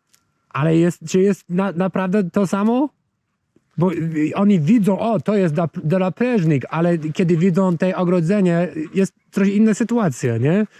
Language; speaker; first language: Polish; non-native, fluent; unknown